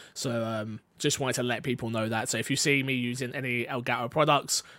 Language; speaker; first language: English; native; English